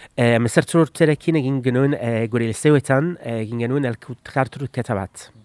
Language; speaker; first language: Basque; non-native, fluent; English